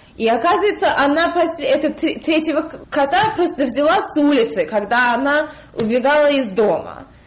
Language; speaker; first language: Russian; early bilingual, heritage; Russian